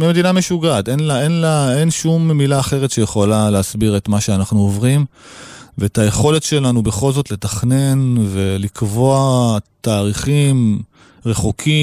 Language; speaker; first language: Hebrew; native; Hebrew